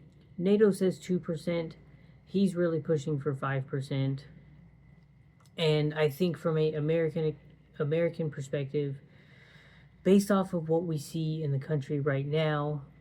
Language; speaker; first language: English; native; English